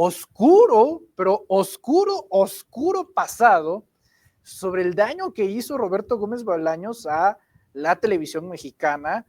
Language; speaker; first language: Spanish; native; Spanish